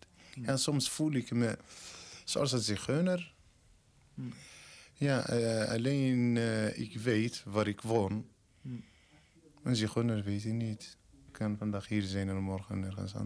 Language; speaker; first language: Dutch; non-native, learner; Berber languages